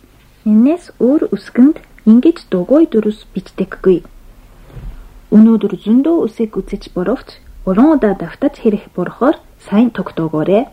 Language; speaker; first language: Mongolian; non-native, fluent; Japanese